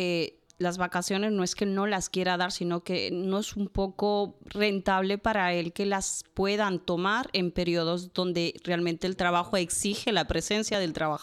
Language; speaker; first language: Spanish; native; Spanish